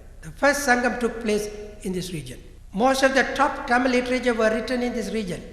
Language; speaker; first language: English; non-native, local second language; Tamil